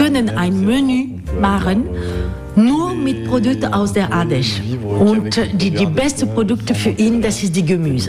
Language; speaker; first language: German; non-native, learner; French